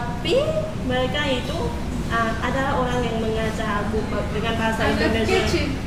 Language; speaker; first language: Indonesian; non-native, learner; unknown